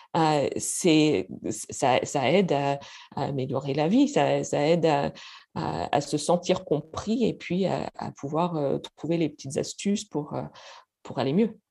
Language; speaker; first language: French; non-native, fluent; English